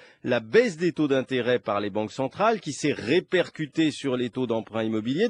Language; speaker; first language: French; native; French